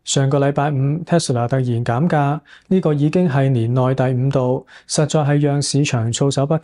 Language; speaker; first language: Cantonese; native; Cantonese